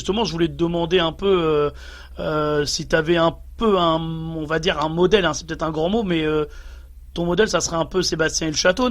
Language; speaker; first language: French; native; French